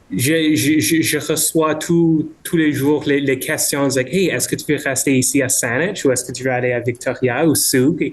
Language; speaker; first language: French; non-native, local second language; English